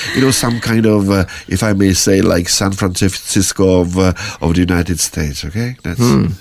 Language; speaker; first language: English; non-native, fluent; Czech